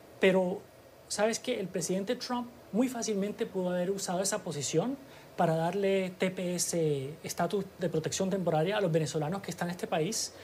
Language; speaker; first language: Spanish; early bilingual, heritage; Spanish